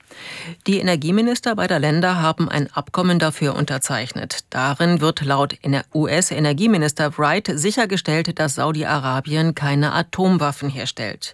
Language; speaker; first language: German; native; German